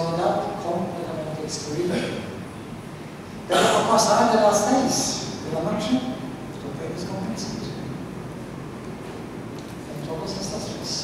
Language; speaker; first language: Spanish; non-native, fluent; Norwegian